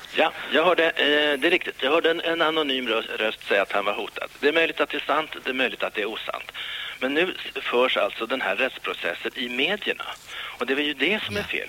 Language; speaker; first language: Swedish; native; Swedish